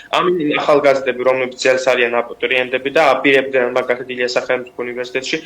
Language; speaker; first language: Georgian; non-native, local second language; Azerbaijani